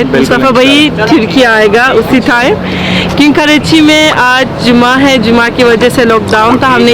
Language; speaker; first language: Hindi; non-native, learner; Turkish